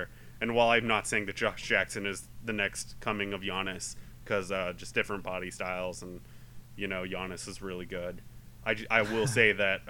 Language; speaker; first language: English; native; English